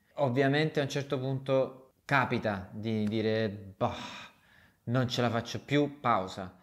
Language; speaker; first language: Italian; native; Italian